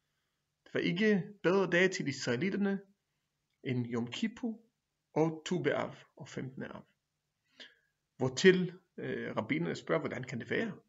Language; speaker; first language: Danish; non-native, fluent; Hebrew